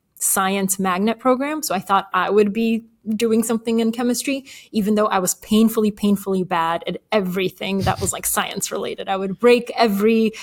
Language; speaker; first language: English; early bilingual, other home language; Bulgarian